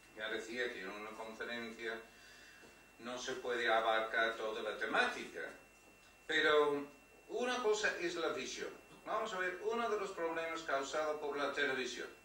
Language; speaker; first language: Spanish; non-native, fluent; English